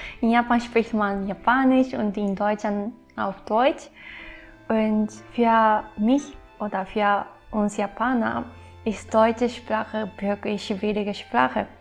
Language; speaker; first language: German; non-native, fluent; Japanese